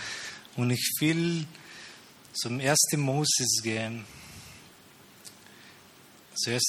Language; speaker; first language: German; non-native, learner; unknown